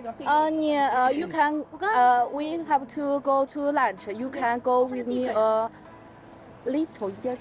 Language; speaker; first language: English; non-native, learner; Chinese